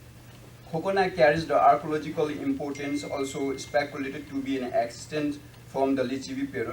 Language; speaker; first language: English; non-native, fluent; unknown